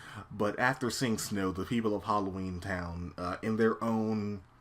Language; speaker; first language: English; native; English